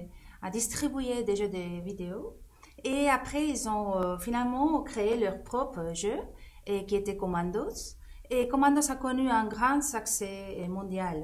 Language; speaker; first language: French; non-native, fluent; Spanish